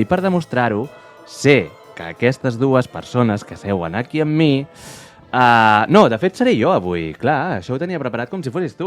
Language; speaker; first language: Catalan; native; Catalan